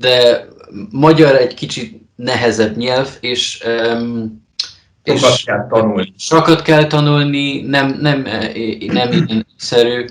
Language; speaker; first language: Hungarian; non-native, learner; Polish